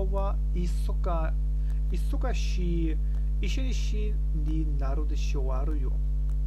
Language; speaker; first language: Japanese; non-native, learner; German